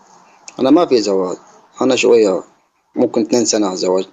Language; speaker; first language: Arabic; non-native, learner; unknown